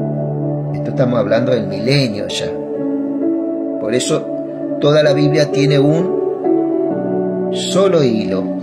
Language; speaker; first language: Spanish; native; Spanish